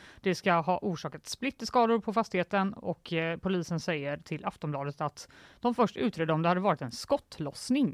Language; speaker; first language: Swedish; native; Swedish